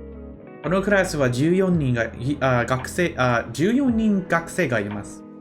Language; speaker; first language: Japanese; non-native, learner; English